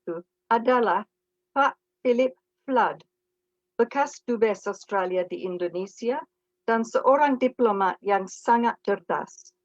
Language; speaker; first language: Indonesian; non-native, fluent; English